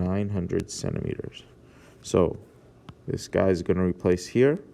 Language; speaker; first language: English; native; English